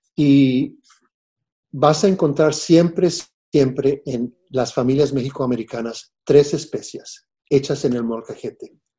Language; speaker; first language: Spanish; early bilingual, heritage; Spanish